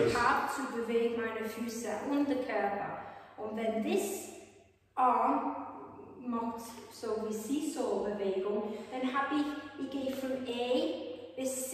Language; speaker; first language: German; non-native, fluent; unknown